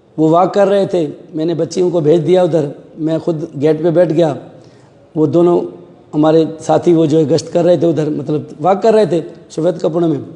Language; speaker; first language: Urdu; non-native, local second language; Sindhi